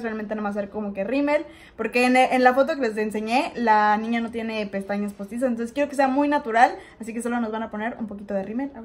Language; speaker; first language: Spanish; native; Spanish